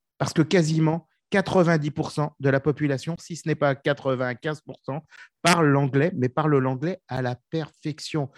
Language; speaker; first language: French; native; French